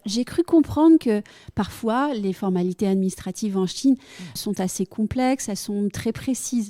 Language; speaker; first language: French; native; French